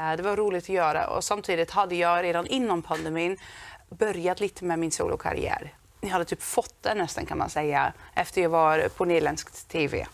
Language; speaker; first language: Swedish; non-native, fluent; Dutch